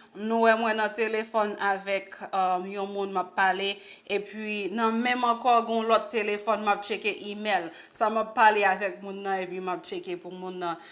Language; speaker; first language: Haitian Creole; native; Haitian Creole